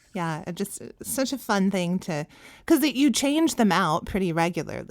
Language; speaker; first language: English; native; English